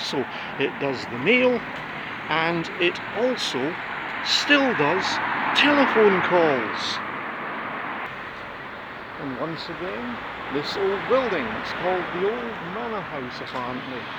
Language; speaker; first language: English; native; English